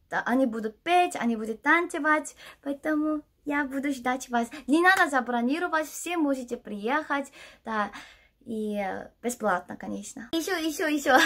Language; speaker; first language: Russian; non-native, learner; Korean